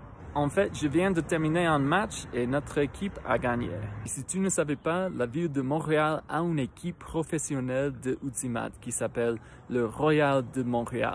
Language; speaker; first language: French; non-native, fluent; English